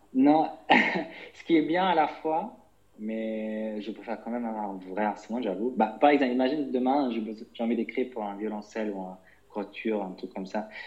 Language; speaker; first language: French; non-native, fluent; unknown